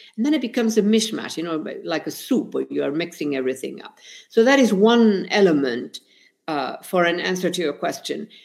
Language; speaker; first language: English; non-native, fluent; Spanish